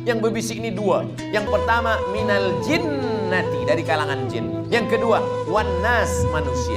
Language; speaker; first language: Malay; native; Malay